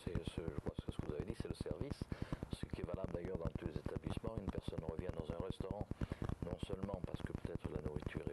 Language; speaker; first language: French; native; French